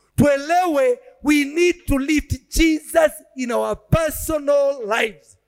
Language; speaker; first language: English; non-native, local second language; Swahili